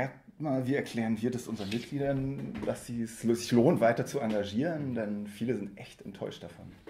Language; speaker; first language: German; native; German